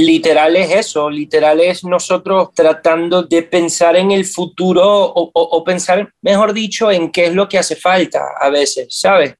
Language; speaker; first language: Spanish; native; Spanish